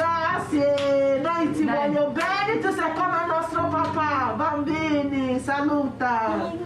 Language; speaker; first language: Italian; non-native, learner; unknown